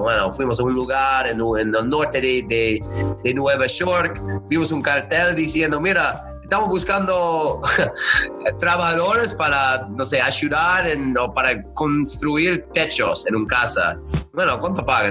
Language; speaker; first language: Spanish; non-native, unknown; English